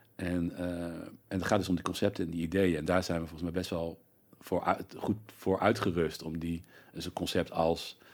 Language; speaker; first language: Dutch; native; Dutch